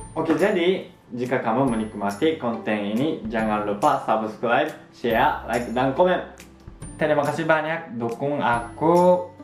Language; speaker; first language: Indonesian; non-native, fluent; Japanese